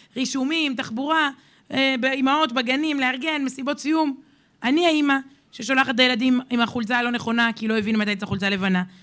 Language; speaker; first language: Hebrew; native; Hebrew